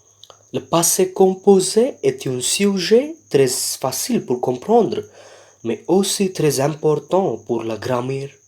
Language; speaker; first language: French; non-native, learner; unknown